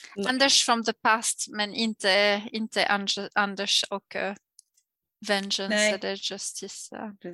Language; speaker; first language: Swedish; non-native, fluent; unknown